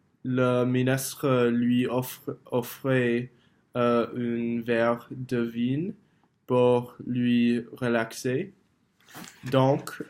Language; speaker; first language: French; non-native, learner; English